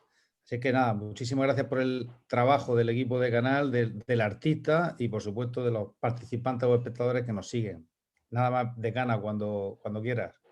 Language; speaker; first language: Spanish; native; Spanish